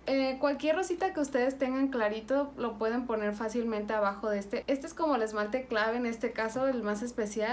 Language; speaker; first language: Spanish; native; Spanish